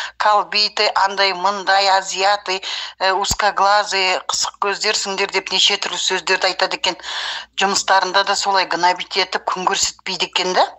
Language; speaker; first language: Kazakh; early bilingual, heritage; Kazakh